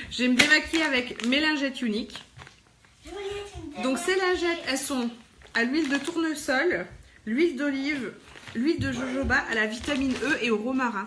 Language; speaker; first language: French; native; French